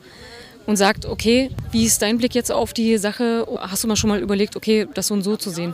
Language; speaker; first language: German; native; German